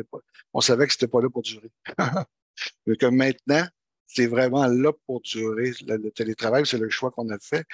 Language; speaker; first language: French; native; French